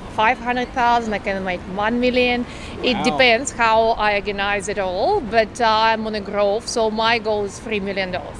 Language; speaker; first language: English; non-native, fluent; Russian